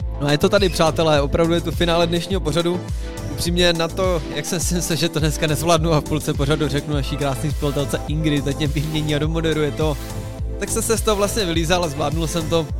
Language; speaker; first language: Czech; native; Czech